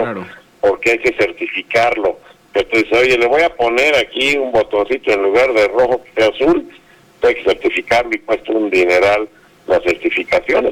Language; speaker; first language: Spanish; native; Spanish